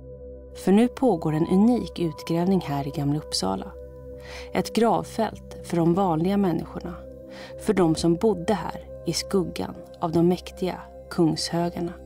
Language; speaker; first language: Swedish; native; Swedish